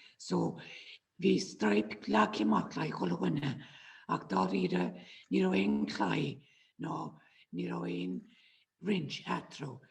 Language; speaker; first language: Irish; native; Irish